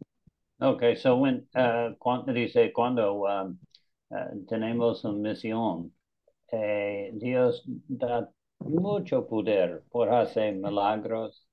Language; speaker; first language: Spanish; non-native, learner; English